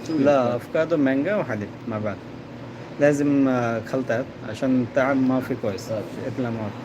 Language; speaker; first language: Arabic; non-native, learner; Bangla